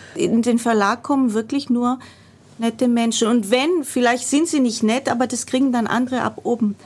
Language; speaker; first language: German; non-native, fluent; Greek